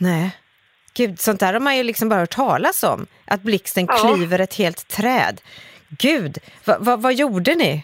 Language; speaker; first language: Swedish; native; Swedish